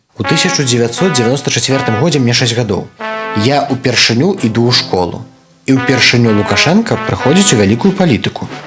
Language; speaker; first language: Belarusian; native; Belarusian